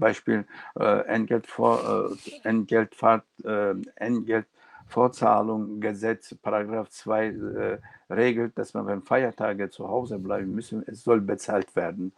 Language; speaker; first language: German; non-native, local second language; Turkish